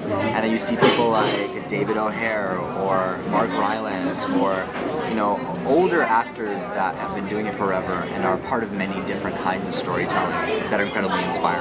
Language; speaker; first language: English; early bilingual, other home language; Hebrew